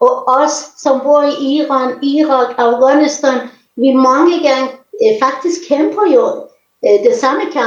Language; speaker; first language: Danish; non-native, fluent; Persian